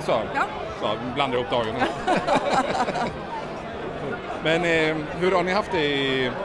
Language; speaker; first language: Swedish; native; Swedish